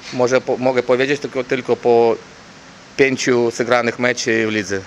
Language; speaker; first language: Polish; non-native, learner; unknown